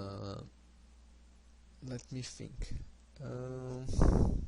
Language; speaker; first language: English; non-native, learner; Portuguese